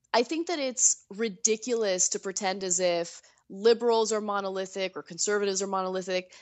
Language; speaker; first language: English; native; English